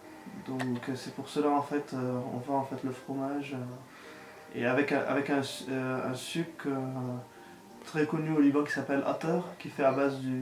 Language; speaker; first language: French; non-native, local second language; Arabic